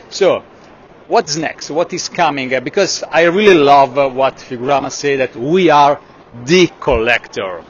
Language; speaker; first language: English; non-native, fluent; Italian